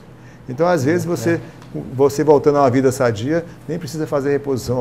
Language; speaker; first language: Portuguese; native; Portuguese